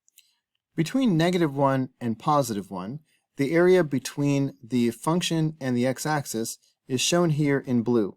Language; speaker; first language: English; native; English